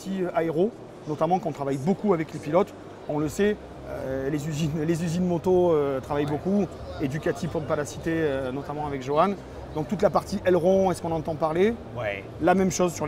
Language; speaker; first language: French; native; French